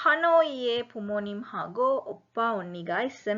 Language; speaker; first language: Korean; non-native, fluent; Sinhala